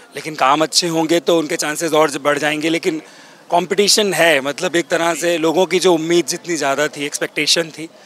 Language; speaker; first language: Hindi; native; Hindi